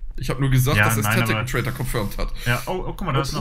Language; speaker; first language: German; native; German